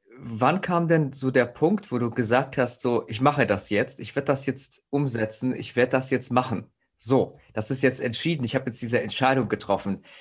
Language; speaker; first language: German; native; German